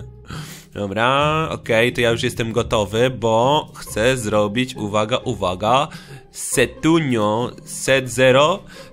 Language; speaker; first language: Polish; native; Polish